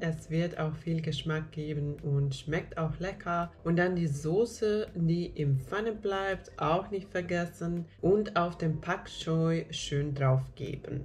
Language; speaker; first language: German; non-native, fluent; Finnish